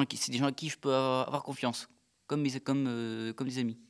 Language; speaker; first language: French; native; French